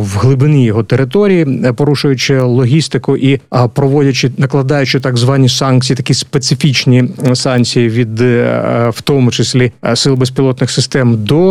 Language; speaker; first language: Ukrainian; native; Ukrainian